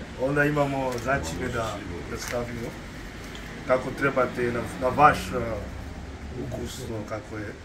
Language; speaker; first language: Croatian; non-native, learner; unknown